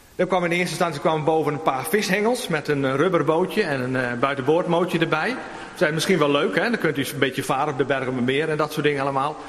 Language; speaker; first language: Dutch; native; Dutch